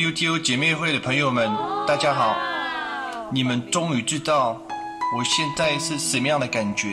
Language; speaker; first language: Chinese; non-native, fluent; French